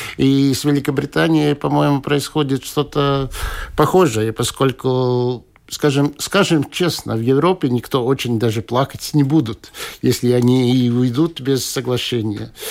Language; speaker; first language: Russian; non-native, local second language; Latvian